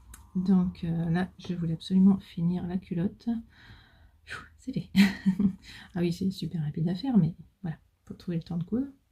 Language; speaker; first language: French; native; French